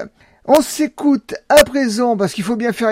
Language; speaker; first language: French; native; French